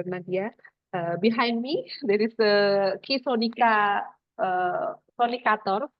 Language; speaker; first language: English; non-native, fluent; Indonesian